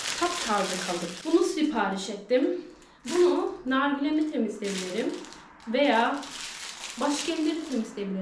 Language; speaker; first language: Turkish; early bilingual, heritage; Turkish